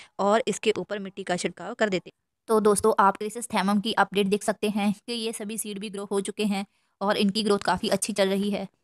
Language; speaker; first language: Hindi; non-native, local second language; Punjabi